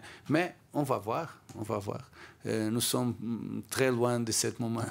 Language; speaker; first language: French; non-native, learner; Portuguese